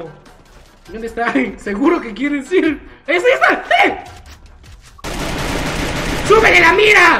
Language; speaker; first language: Spanish; native; Spanish